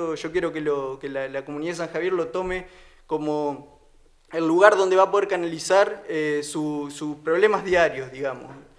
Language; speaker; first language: Spanish; native; Spanish